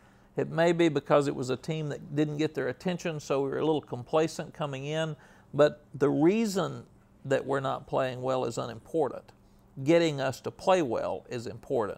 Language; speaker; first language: English; native; English